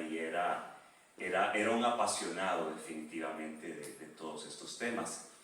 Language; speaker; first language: Spanish; native; Spanish